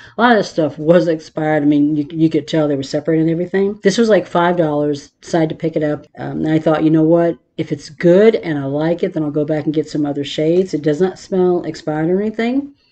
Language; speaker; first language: English; native; English